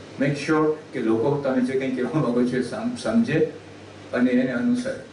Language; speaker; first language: Gujarati; early bilingual, heritage; Gujarati